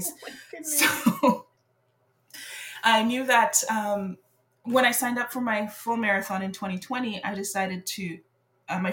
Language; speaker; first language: English; non-native, fluent; French